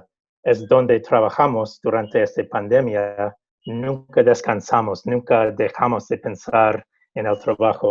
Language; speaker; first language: Spanish; non-native, fluent; English